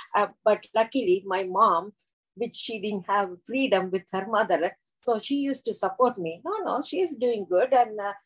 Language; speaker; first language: English; non-native, local second language; Tamil